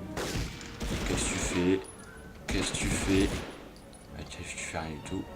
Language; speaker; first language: French; native; French